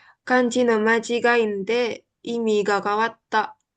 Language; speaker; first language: Japanese; non-native, learner; Indonesian